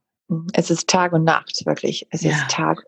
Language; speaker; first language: German; non-native, fluent; English